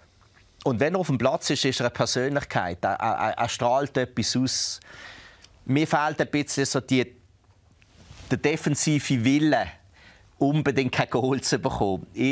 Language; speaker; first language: German; native; German